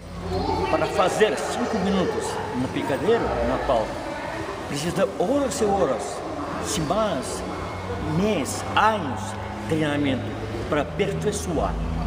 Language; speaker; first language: Portuguese; non-native, learner; Russian